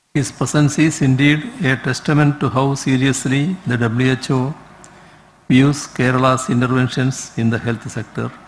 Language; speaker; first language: English; non-native, local second language; Malayalam